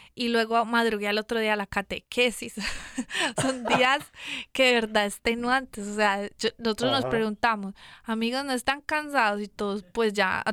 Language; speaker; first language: Spanish; native; Spanish